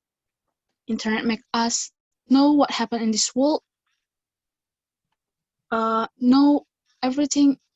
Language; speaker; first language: English; non-native, learner; Indonesian